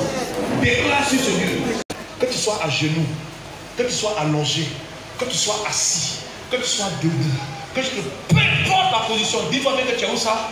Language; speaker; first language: French; native; French